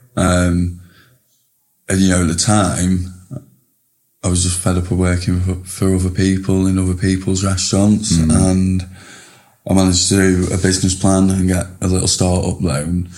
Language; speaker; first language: English; native; English